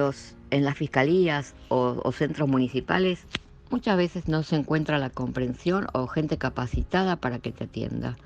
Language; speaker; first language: Spanish; native; Spanish